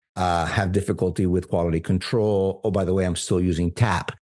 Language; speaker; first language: English; non-native, fluent; Spanish